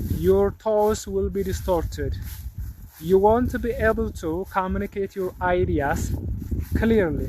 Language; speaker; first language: English; non-native, local second language; Amharic